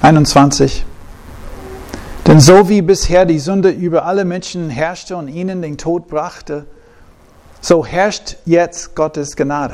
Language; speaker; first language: German; non-native, fluent; English